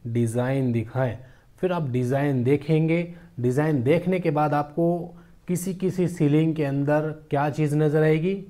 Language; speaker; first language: Hindi; native; Hindi